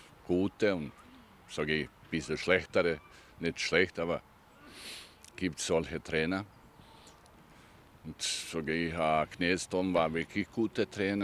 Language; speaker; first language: German; non-native, learner; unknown